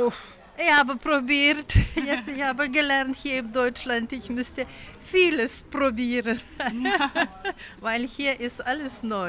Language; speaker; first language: German; non-native, learner; Lithuanian